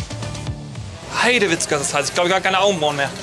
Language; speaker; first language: German; native; German